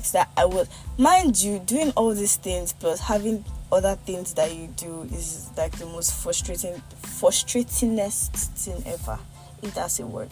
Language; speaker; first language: English; non-native, local second language; Yoruba